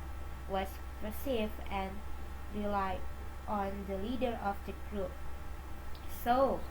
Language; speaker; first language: English; non-native, learner; Indonesian